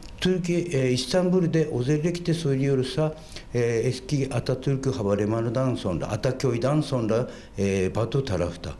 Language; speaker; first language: Turkish; non-native, fluent; Japanese